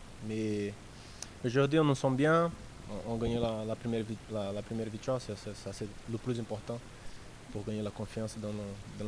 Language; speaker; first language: French; non-native, learner; Portuguese